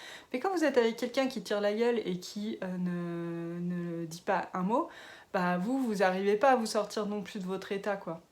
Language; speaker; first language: French; native; French